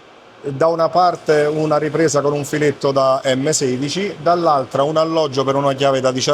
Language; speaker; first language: Italian; native; Italian